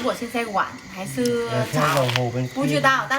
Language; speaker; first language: Chinese; non-native, fluent; Vietnamese